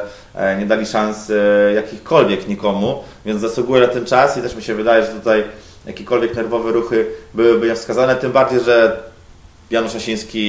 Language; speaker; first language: Polish; native; Polish